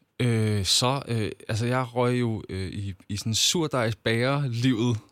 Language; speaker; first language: Danish; native; Danish